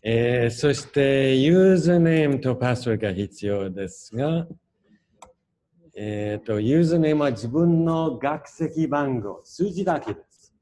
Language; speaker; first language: Japanese; non-native, fluent; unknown